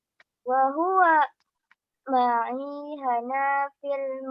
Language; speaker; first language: Arabic; non-native, learner; Indonesian